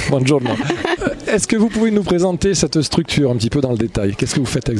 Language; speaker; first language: French; native; French